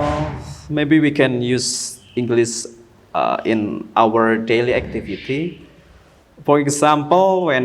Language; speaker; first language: English; non-native, learner; Indonesian